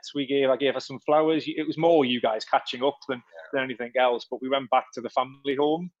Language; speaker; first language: English; native; English